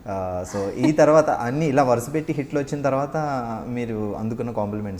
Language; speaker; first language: Telugu; native; Telugu